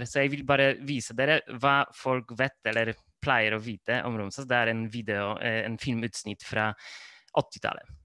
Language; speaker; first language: Norwegian; non-native, fluent; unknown